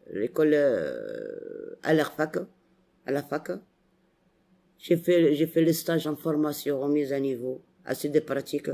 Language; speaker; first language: French; non-native, local second language; Arabic